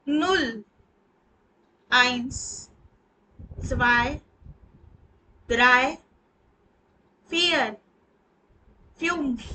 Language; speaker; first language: German; non-native, fluent; Hindi